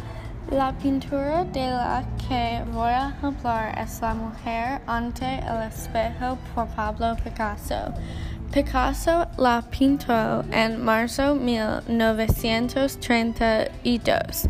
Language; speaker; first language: Spanish; non-native, learner; English